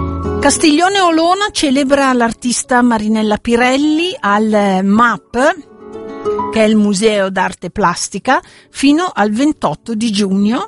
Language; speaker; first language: Italian; native; Italian